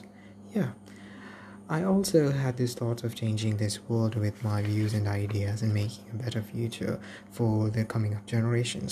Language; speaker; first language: English; non-native, local second language; Malayalam